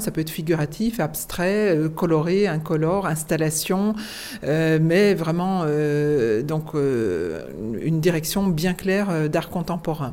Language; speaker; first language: French; native; French